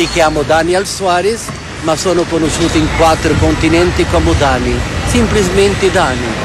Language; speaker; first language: Italian; non-native, fluent; Portuguese